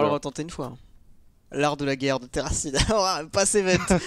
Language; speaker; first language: French; native; French